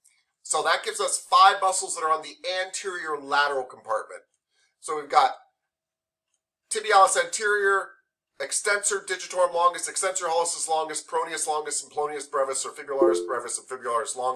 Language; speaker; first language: English; native; English